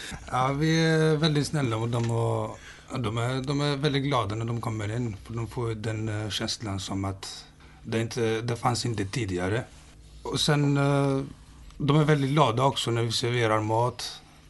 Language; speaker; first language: Swedish; non-native, fluent; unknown